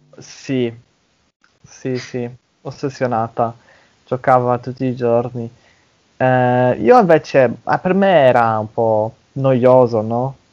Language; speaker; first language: Italian; non-native, fluent; English